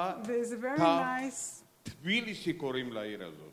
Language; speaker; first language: Hebrew; non-native, fluent; Georgian